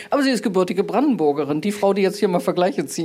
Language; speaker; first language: German; native; German